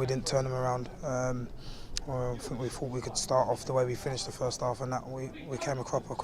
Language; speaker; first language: English; native; English